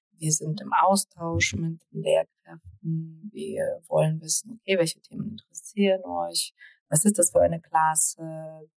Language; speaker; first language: German; early bilingual, other home language; Russian